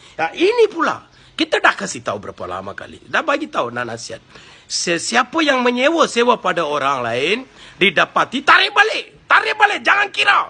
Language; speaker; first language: Malay; non-native, local second language; Tamil